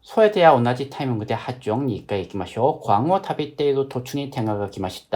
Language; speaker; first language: Japanese; non-native, fluent; Korean